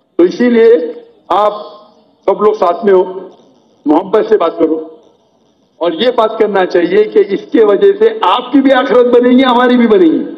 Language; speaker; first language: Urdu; non-native, local second language; Konkani